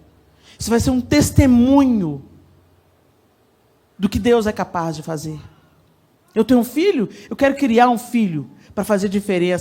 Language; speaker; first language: Portuguese; native; Portuguese